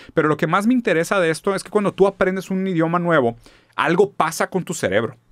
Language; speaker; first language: Spanish; non-native, fluent; German